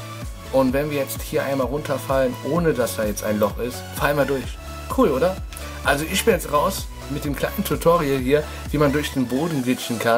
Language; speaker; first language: German; native; German